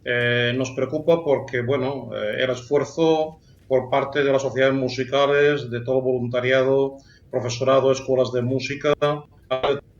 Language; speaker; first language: Spanish; native; Spanish